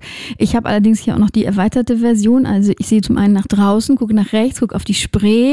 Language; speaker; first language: German; native; German